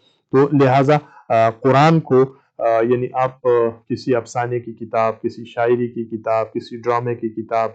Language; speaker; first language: Urdu; native; Urdu